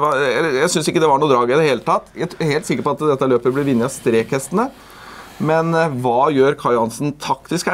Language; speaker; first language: Norwegian; native; Norwegian